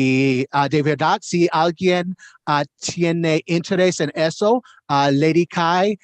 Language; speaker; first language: Spanish; non-native, learner; English